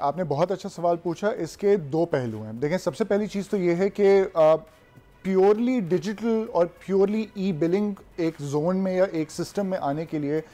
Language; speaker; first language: Urdu; native; Urdu